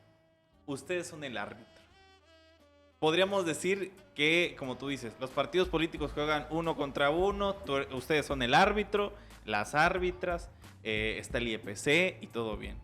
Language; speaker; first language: Spanish; native; Spanish